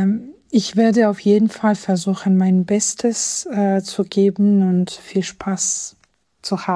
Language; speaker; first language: German; non-native, fluent; Georgian